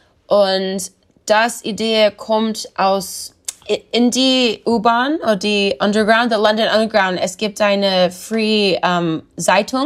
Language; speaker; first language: German; non-native, learner; English